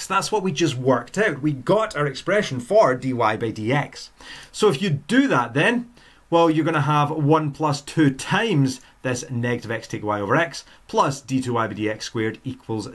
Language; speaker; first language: English; native; English